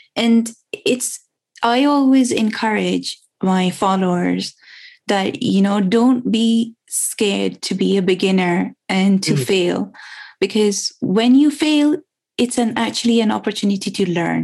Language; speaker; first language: English; non-native, local second language; Urdu